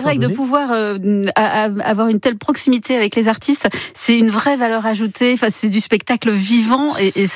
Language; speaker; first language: French; native; French